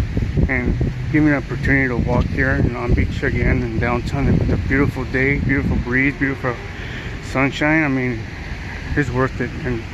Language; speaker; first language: English; native; English